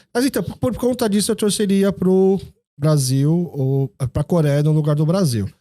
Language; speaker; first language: Portuguese; early bilingual, other home language; Korean